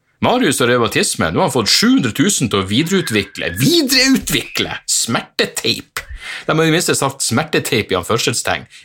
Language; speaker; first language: Norwegian; native; Norwegian